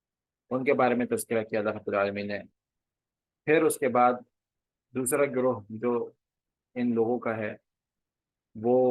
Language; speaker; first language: Urdu; native; Urdu